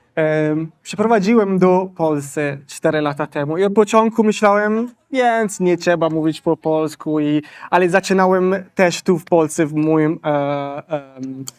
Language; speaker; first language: Polish; non-native, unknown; Italian